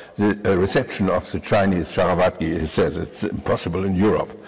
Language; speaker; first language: English; non-native, fluent; German